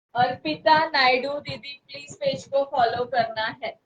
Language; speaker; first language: Hindi; non-native, local second language; Marathi